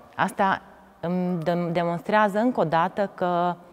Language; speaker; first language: Romanian; native; Romanian